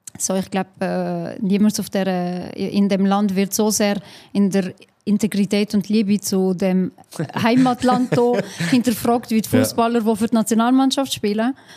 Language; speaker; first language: German; early bilingual, other home language; Albanian